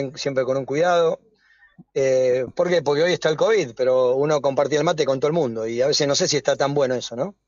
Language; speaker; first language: Spanish; native; Spanish